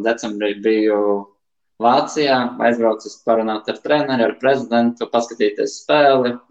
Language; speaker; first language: Latvian; native; Latvian